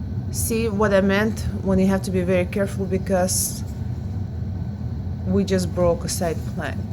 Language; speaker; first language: English; non-native, fluent; Russian